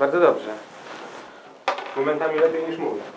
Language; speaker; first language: Polish; native; Polish